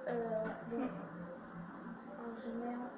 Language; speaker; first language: French; native; French